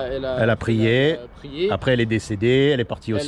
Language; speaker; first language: French; native; French